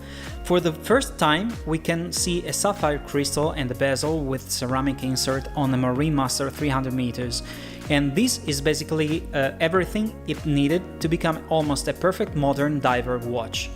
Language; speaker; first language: English; non-native, fluent; Italian